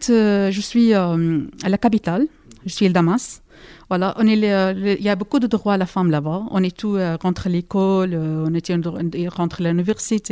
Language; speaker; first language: French; non-native, learner; Arabic